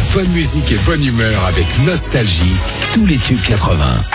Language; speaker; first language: French; native; French